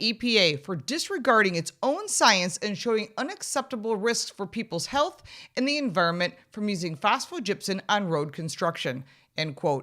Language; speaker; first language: English; native; English